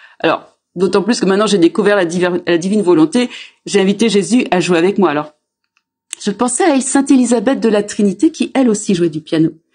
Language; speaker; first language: French; native; French